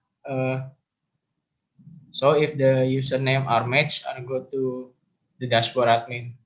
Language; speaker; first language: English; non-native, learner; Indonesian